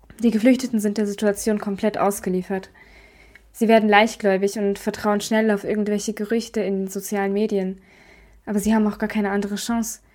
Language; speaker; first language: German; native; German